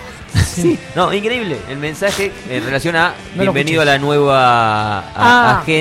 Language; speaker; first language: Spanish; native; Spanish